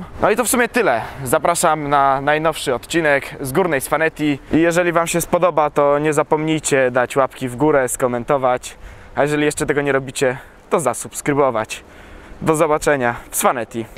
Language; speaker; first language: Polish; native; Polish